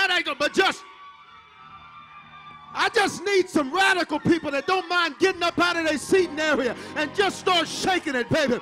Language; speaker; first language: English; native; English